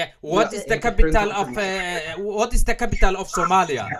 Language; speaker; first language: English; non-native, learner; Somali